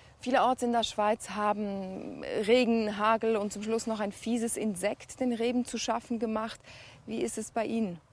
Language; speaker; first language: German; native; German